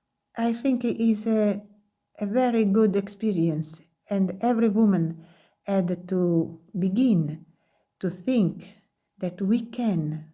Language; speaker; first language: English; non-native, learner; Italian